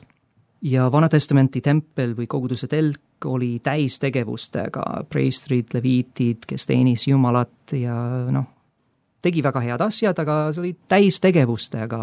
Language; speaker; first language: Estonian; non-native, fluent; English